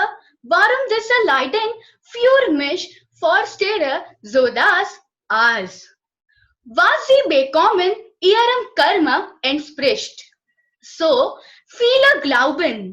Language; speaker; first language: German; non-native, learner; Gujarati